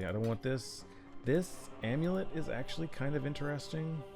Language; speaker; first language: English; native; English